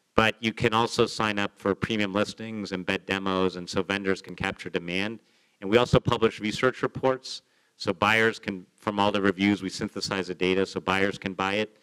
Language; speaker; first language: English; native; English